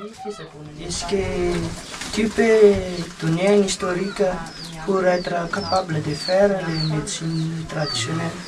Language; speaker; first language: French; non-native, learner; Malagasy